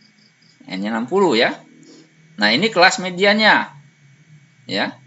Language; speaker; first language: Indonesian; native; Indonesian